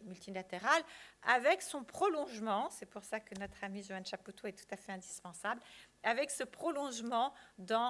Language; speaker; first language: French; native; French